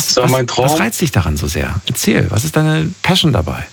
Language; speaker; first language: German; native; German